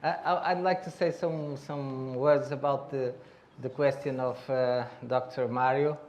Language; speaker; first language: English; non-native, learner; Portuguese